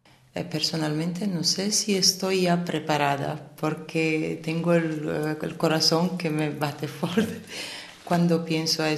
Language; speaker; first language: Spanish; non-native, fluent; Armenian